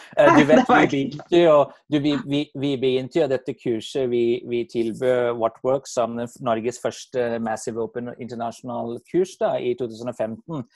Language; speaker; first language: Norwegian; non-native, fluent; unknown